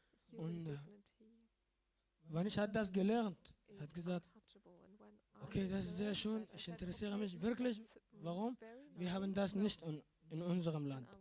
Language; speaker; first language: German; non-native, learner; Arabic